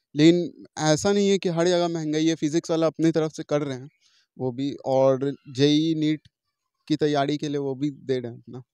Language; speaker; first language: Hindi; native; Hindi